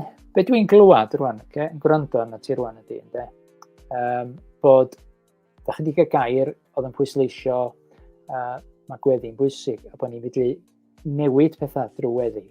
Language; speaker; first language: Welsh; native; Welsh